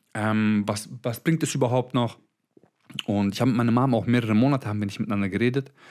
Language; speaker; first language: German; early bilingual, other home language; Croatian